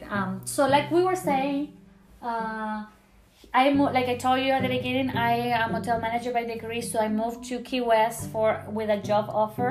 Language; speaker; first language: English; non-native, fluent; Spanish